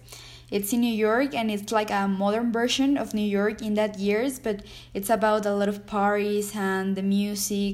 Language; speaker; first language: English; non-native, learner; Spanish